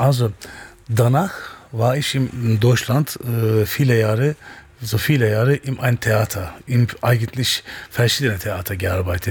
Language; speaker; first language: German; non-native, learner; Turkish